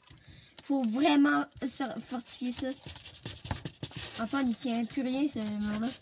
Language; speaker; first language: French; native; French